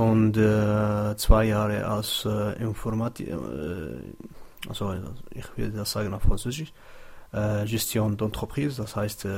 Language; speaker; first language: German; non-native, learner; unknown